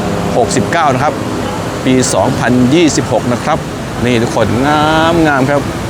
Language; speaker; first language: Thai; native; Thai